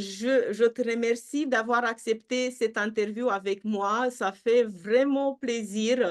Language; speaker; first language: French; non-native, fluent; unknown